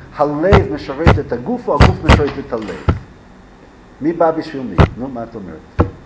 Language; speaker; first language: Hebrew; non-native, fluent; English